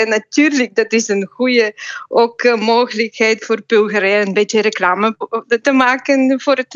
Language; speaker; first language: Dutch; non-native, fluent; Bulgarian